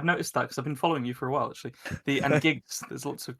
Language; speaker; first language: English; native; English